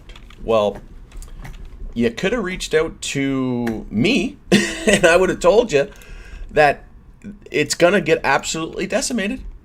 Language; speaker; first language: English; native; English